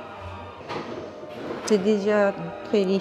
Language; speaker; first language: French; non-native, learner; Japanese